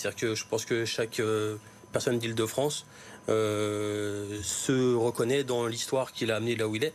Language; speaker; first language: French; native; French